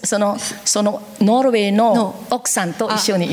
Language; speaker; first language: Japanese; non-native, learner; Korean